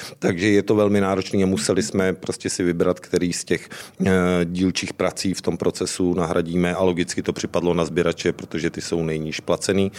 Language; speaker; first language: Czech; native; Czech